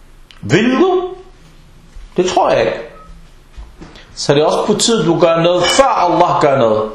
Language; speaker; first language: Danish; early bilingual, other home language; Arabic